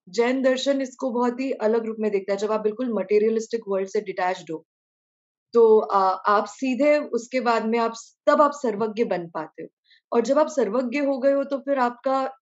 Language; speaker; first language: Hindi; native; Hindi